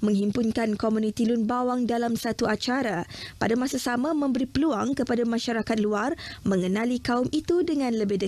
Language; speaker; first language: Malay; native; Malay